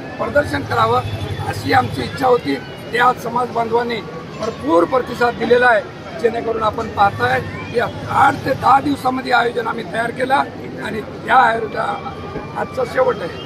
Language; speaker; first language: Marathi; non-native, local second language; Lambadi